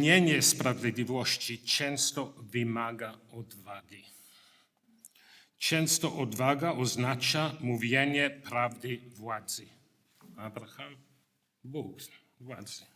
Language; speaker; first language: Polish; non-native, learner; English